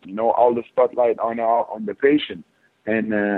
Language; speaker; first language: English; non-native, fluent; French